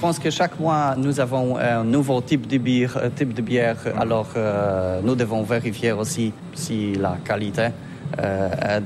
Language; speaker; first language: French; non-native, learner; Polish